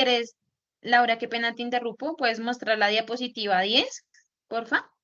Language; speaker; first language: Spanish; native; Spanish